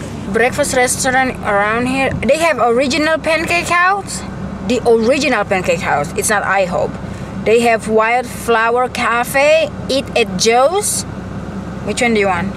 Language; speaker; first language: English; non-native, fluent; Indonesian